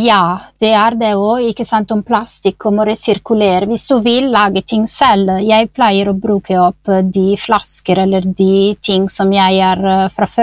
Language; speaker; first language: Norwegian; non-native, fluent; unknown